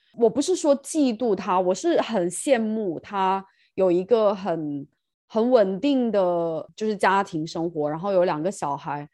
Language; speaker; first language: Chinese; native; Chinese